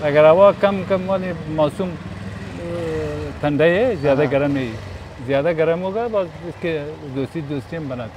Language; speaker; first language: Hindi; non-native, learner; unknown